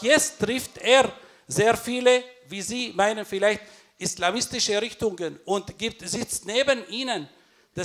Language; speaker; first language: German; non-native, fluent; Arabic